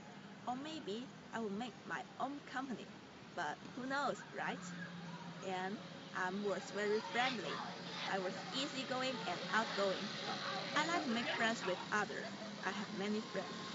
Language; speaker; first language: English; non-native, learner; Chinese